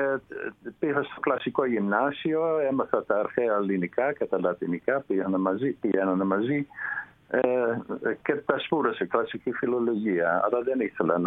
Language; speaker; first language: Greek; non-native, fluent; Dutch